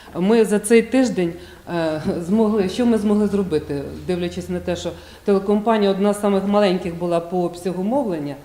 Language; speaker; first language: Ukrainian; native; Ukrainian